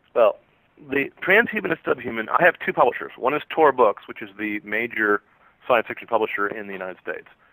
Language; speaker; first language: English; native; English